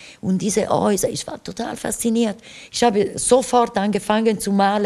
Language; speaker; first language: German; non-native, fluent; Italian